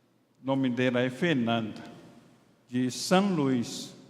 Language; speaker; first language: Portuguese; non-native, fluent; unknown